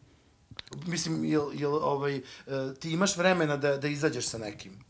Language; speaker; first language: Bosnian; native; Bosnian